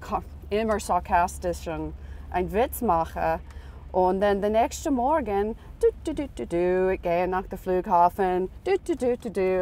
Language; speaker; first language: German; non-native, learner; English